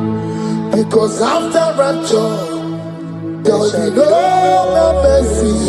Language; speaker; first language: English; non-native, local second language; Igbo